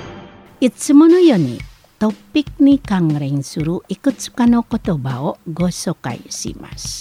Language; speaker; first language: Japanese; non-native, learner; Indonesian